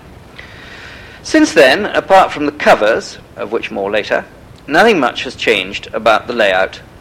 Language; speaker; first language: English; native; English